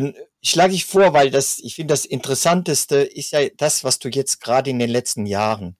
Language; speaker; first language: German; native; German